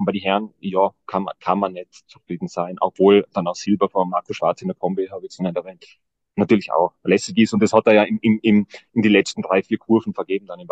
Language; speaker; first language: German; native; German